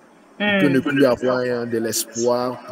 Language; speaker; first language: French; non-native, fluent; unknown